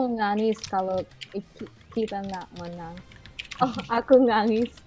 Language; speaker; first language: Indonesian; early bilingual, heritage; Indonesian